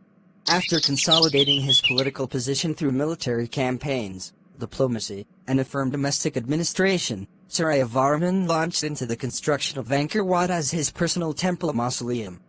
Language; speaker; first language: English; non-native, learner; Khmer